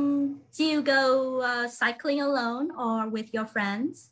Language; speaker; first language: English; non-native, fluent; Vietnamese